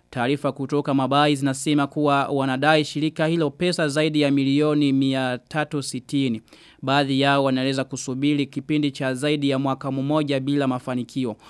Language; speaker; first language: Swahili; non-native, local second language; Rundi